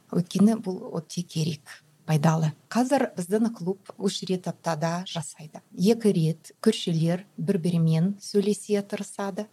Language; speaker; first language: Kazakh; non-native, local second language; Russian